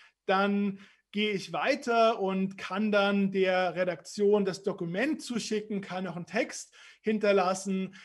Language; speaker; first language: German; native; German